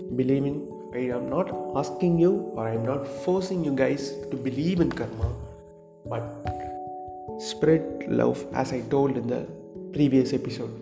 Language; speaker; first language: English; non-native, local second language; Tamil